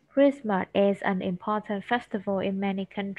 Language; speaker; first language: English; non-native, fluent; Vietnamese